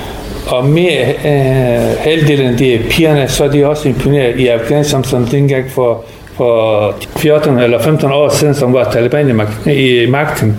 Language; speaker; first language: Danish; non-native, learner; Persian